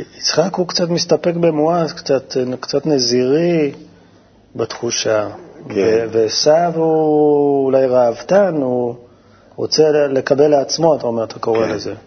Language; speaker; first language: Hebrew; native; Hebrew